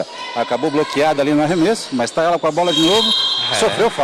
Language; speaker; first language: Portuguese; native; Portuguese